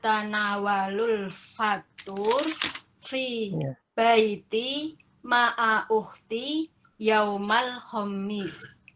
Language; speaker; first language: Arabic; non-native, learner; Indonesian